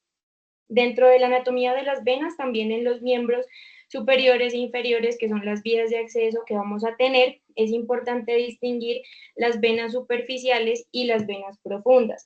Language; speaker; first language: Spanish; native; Spanish